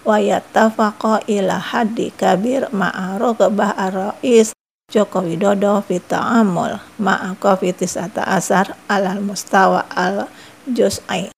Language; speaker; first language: Arabic; non-native, fluent; Indonesian